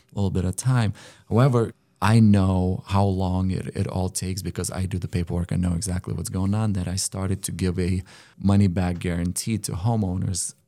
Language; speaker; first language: English; non-native, fluent; Lithuanian